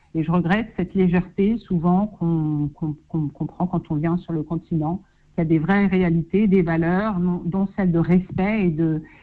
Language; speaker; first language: French; native; French